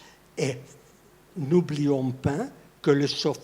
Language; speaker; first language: French; non-native, fluent; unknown